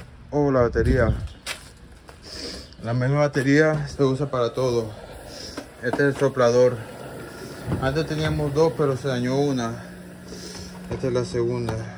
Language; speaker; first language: Spanish; early bilingual, heritage; Spanish